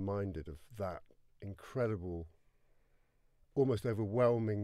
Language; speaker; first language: English; native; English